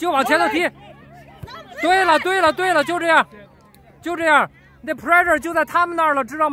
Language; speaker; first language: Chinese; native; Chinese